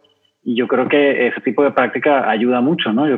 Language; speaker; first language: Spanish; native; Spanish